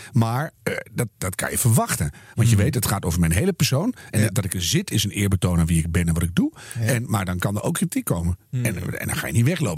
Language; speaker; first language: Dutch; native; Dutch